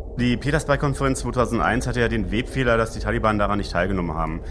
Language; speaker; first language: German; native; German